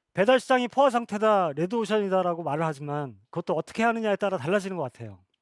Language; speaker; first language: Korean; native; Korean